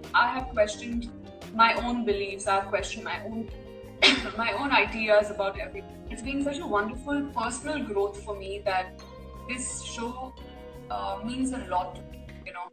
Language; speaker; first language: English; non-native, local second language; Hindi